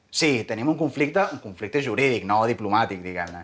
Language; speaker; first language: Catalan; non-native, fluent; Spanish